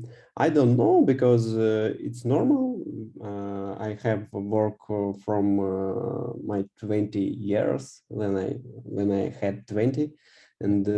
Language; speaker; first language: English; non-native, learner; Russian